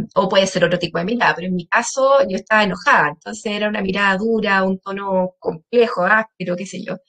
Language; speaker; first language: Spanish; native; Spanish